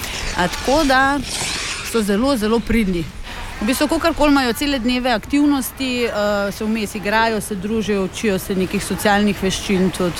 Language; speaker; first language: Slovenian; native; Slovenian